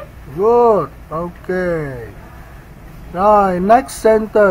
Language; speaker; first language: English; non-native, learner; Vietnamese